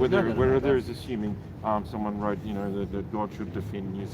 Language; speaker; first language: English; native; English